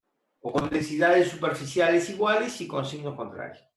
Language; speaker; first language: Spanish; native; Spanish